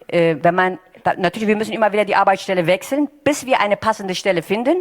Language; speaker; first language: German; non-native, fluent; Turkish